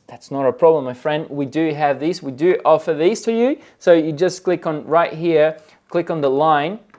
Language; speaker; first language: English; non-native, fluent; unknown